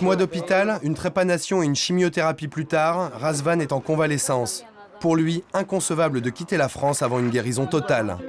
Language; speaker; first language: French; native; French